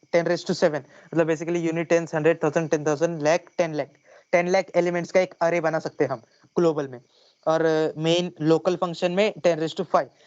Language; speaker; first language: Hindi; non-native, local second language; Marathi